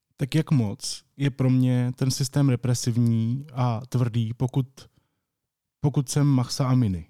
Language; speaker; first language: Czech; native; Czech